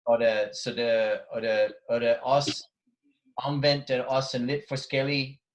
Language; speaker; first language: Danish; non-native, fluent; English